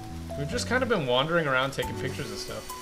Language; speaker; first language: English; native; English